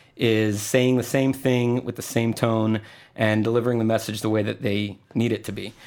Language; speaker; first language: English; non-native, fluent; Spanish